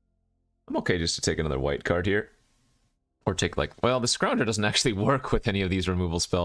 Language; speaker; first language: English; native; English